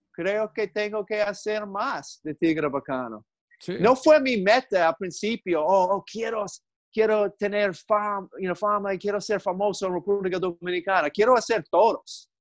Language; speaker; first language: Spanish; non-native, learner; English